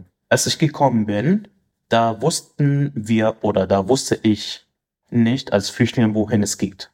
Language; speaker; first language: German; non-native, fluent; Arabic